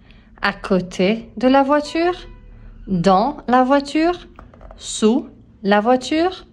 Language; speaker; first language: French; non-native, fluent; English